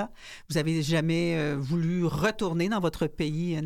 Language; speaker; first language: French; native; French